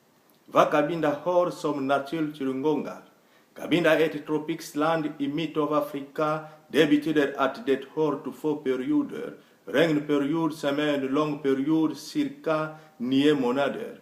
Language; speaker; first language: Swedish; non-native, fluent; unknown